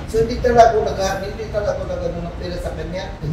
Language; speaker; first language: Filipino; non-native, local second language; Cebuano